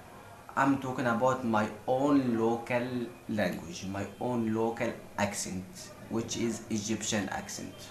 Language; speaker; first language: English; non-native, fluent; Arabic